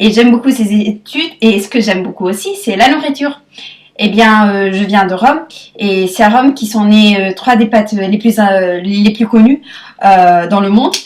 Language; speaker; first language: French; non-native, learner; Italian